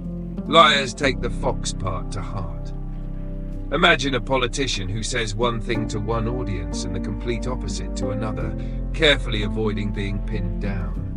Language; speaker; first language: English; native; English